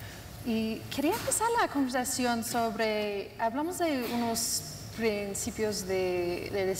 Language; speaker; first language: Spanish; non-native, fluent; English